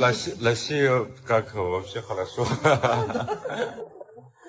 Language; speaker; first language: Russian; non-native, learner; Chinese